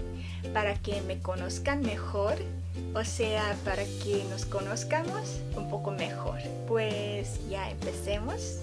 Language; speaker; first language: Spanish; non-native, fluent; Korean